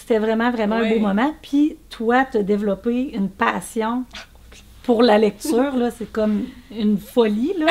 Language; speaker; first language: French; native; French